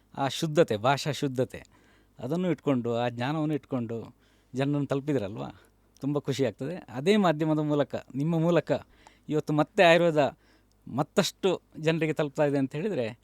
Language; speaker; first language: Kannada; native; Kannada